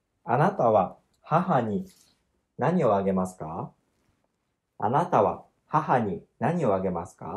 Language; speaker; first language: Japanese; non-native, learner; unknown